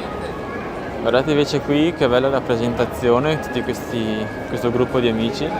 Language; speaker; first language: Italian; native; Italian